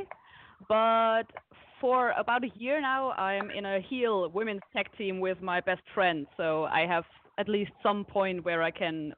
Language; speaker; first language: English; non-native, fluent; German